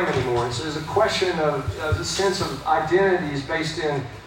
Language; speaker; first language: English; native; English